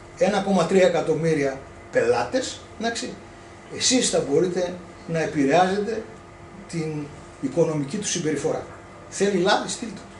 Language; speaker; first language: Greek; early bilingual, heritage; Greek